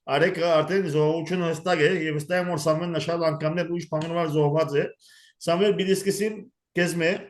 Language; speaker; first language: Armenian; early bilingual, heritage; Armenian